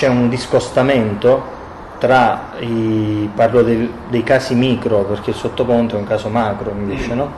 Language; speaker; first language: Italian; native; Italian